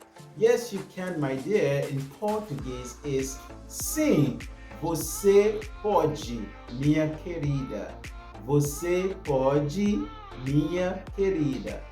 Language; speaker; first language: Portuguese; non-native, fluent; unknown